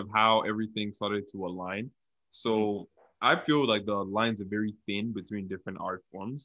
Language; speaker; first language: English; non-native, local second language; Yoruba